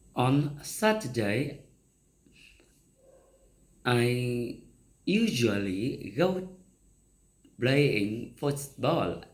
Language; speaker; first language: English; non-native, learner; Vietnamese